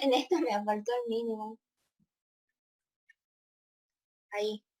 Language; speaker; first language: Spanish; native; Spanish